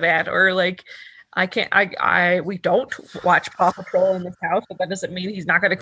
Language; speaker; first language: English; native; English